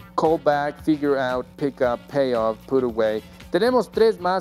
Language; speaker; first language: English; non-native, fluent; Spanish